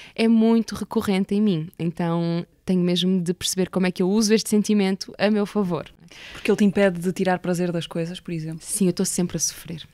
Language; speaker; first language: Portuguese; native; Portuguese